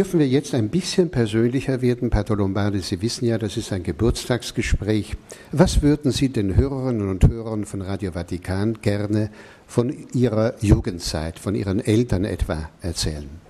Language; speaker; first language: German; native; German